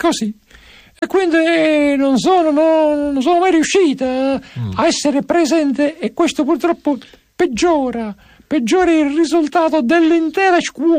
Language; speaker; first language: Italian; native; Italian